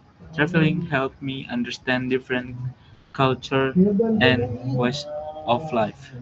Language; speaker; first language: English; non-native, learner; Indonesian